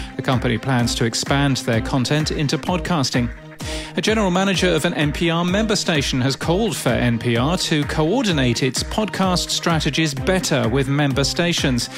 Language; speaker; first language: English; native; English